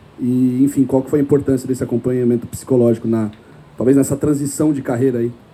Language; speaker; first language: Portuguese; native; Portuguese